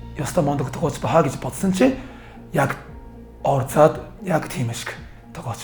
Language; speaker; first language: Mongolian; non-native, learner; Korean